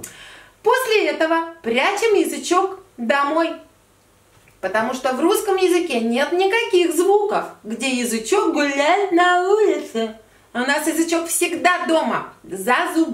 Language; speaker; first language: Russian; native; Russian